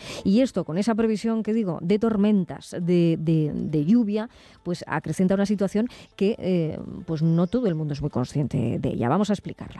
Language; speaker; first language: Spanish; native; Spanish